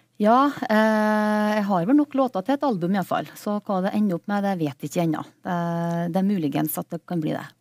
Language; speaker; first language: Norwegian; native; Norwegian